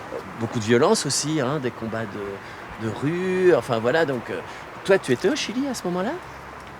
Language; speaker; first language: French; native; French